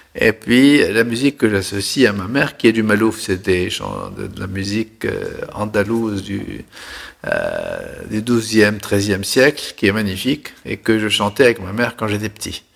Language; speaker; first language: French; non-native, local second language; Arabic